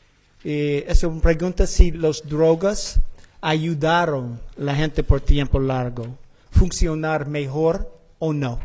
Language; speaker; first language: Spanish; non-native, learner; English